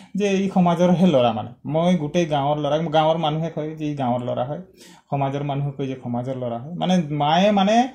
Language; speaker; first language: Assamese; non-native, local second language; Sadri